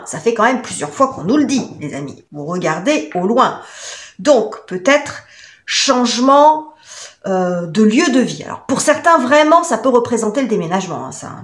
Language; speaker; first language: French; native; French